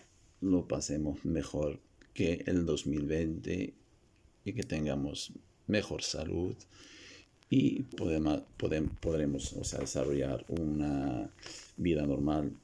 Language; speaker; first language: Spanish; non-native, fluent; Arabic